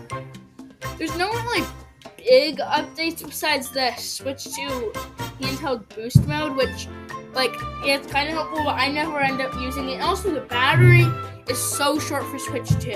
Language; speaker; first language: English; native; English